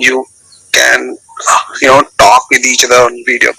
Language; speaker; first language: English; non-native, local second language; Hindi